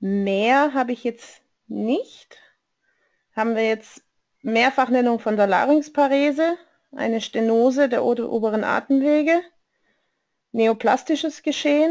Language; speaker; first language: German; native; German